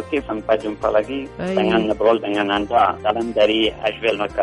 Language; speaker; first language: Indonesian; non-native, learner; English